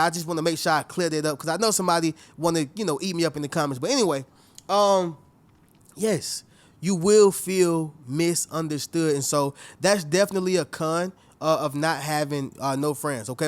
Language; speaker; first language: English; native; English